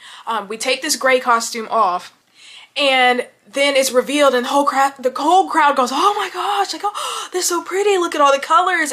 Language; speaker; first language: English; native; English